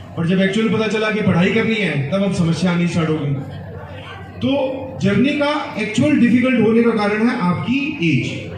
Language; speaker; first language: Hindi; native; Hindi